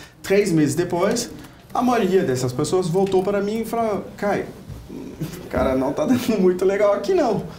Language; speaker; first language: Portuguese; non-native, fluent; German